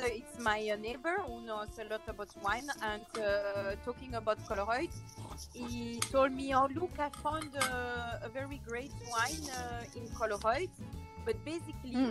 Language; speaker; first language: English; non-native, fluent; French